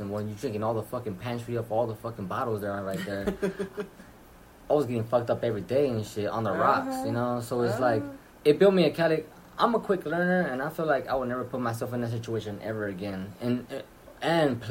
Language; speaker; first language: English; early bilingual, other home language; Spanish